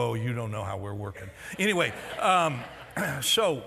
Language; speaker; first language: English; native; English